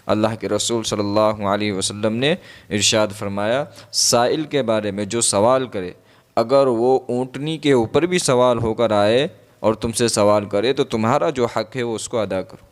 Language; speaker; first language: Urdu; non-native, local second language; Gujarati